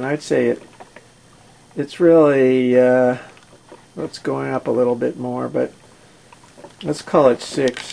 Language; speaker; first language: English; native; English